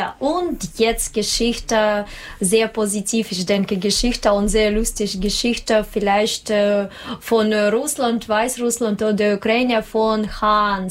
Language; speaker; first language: German; non-native, learner; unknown